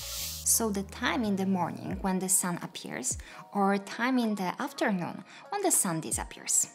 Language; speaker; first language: English; non-native, fluent; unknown